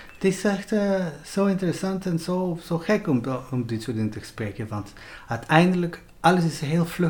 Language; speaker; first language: Dutch; non-native, fluent; Spanish